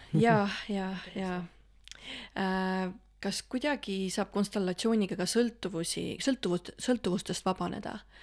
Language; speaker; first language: Estonian; native; Estonian